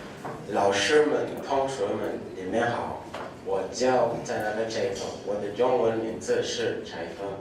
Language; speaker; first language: Chinese; non-native, learner; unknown